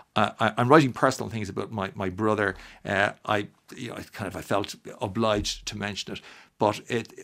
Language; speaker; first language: English; native; English